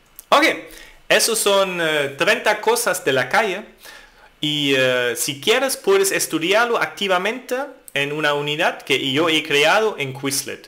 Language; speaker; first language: Spanish; non-native, fluent; German